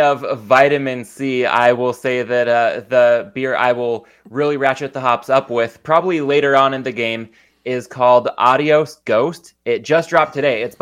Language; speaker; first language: English; native; English